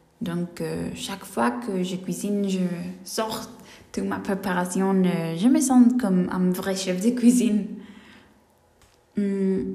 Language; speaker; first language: French; non-native, learner; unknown